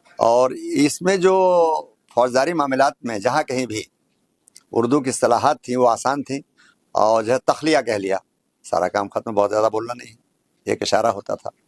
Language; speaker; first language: Urdu; native; Urdu